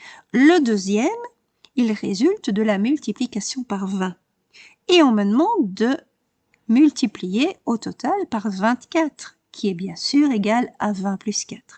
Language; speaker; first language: French; native; French